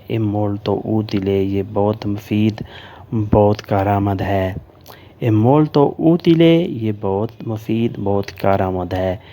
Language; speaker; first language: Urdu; native; Urdu